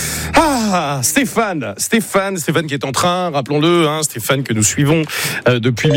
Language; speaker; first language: French; native; French